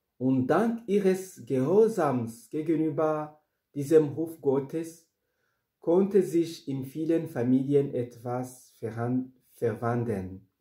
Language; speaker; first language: German; non-native, fluent; Rundi